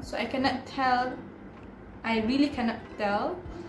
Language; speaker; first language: English; non-native, local second language; Malay